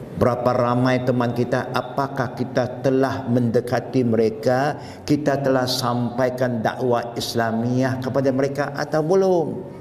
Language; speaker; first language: Malay; non-native, local second language; Chinese